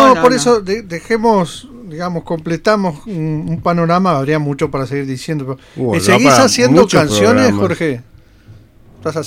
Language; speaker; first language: Spanish; native; Spanish